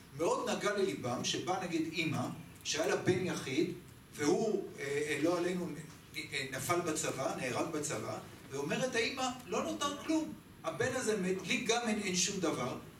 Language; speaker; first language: Hebrew; native; Hebrew